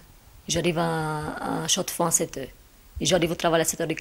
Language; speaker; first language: French; non-native, learner; Portuguese